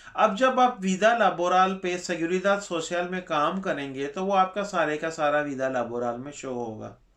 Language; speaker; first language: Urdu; non-native, local second language; Punjabi